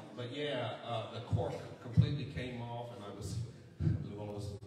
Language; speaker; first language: English; native; English